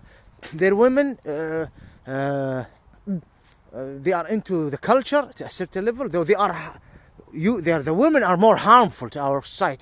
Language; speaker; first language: English; non-native, fluent; Arabic